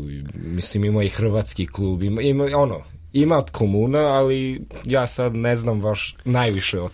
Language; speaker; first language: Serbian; early bilingual, heritage; Serbian